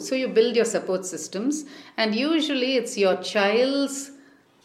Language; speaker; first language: English; non-native, local second language; Tamil